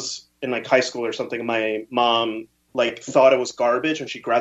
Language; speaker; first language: English; early bilingual, other home language; Spanish